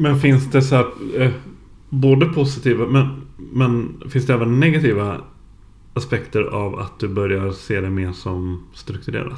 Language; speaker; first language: Swedish; native; Swedish